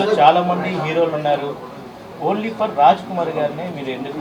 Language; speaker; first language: Telugu; native; Telugu